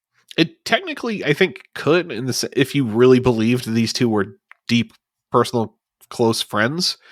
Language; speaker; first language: English; native; English